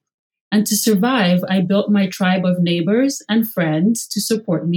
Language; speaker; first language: English; non-native, local second language; Yoruba